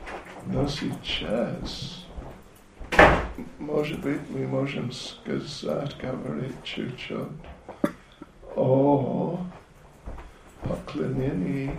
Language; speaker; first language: Russian; non-native, learner; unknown